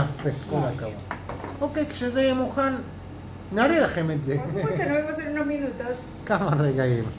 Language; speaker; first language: Hebrew; non-native, fluent; Spanish